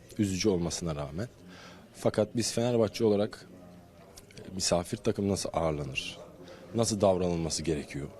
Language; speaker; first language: Turkish; native; Turkish